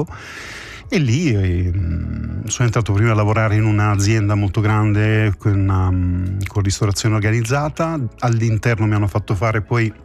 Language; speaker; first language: Italian; native; Italian